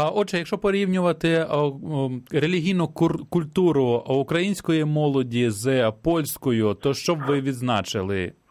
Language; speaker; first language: Ukrainian; native; Ukrainian